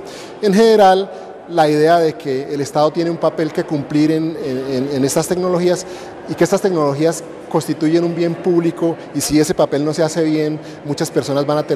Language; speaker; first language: Spanish; native; Spanish